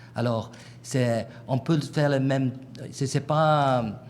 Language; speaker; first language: French; non-native, fluent; English